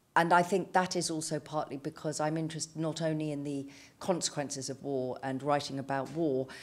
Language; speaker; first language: English; native; English